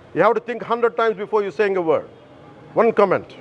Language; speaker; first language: English; non-native, local second language; Telugu